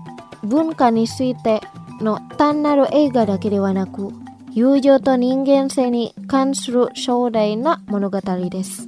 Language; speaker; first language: Japanese; non-native, fluent; Indonesian